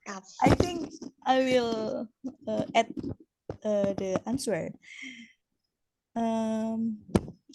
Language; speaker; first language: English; non-native, learner; Indonesian